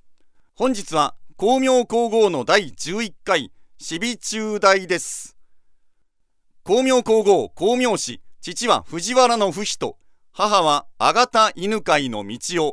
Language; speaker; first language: Japanese; native; Japanese